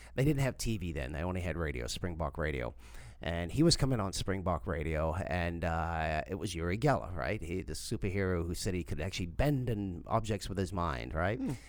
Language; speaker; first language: English; native; English